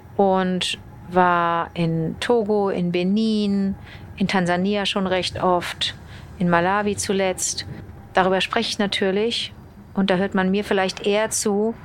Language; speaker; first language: German; native; German